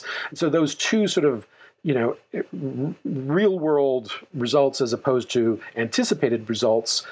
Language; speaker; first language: English; native; English